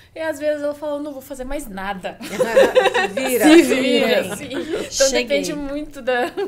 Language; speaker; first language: Portuguese; non-native, fluent; Russian